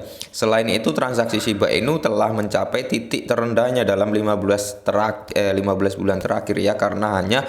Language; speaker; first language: Indonesian; native; Indonesian